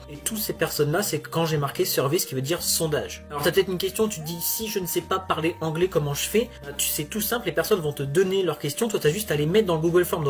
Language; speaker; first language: French; native; French